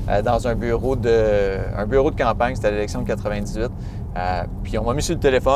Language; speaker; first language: French; native; French